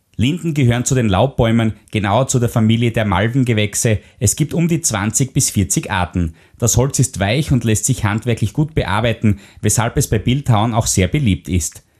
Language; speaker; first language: German; native; German